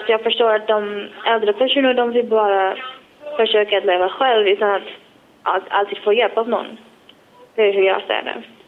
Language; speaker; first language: Swedish; non-native, fluent; Wolof